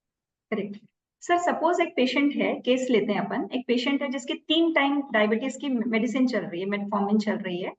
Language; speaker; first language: Hindi; native; Hindi